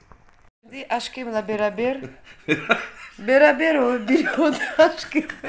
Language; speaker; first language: Turkish; non-native, learner; Russian